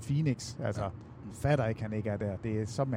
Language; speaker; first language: Danish; native; Danish